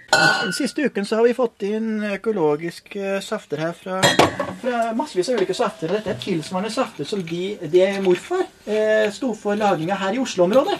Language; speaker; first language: Norwegian; native; Norwegian